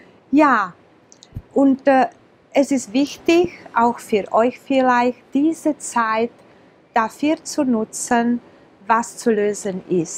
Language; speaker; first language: German; non-native, fluent; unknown